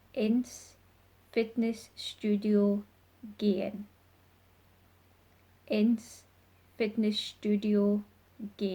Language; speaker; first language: German; non-native, fluent; English